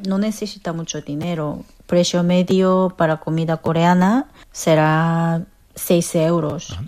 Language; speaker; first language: Spanish; non-native, fluent; Korean